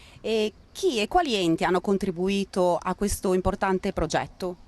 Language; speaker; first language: Italian; native; Italian